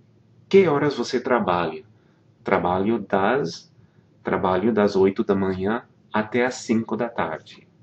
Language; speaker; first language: Portuguese; non-native, fluent; English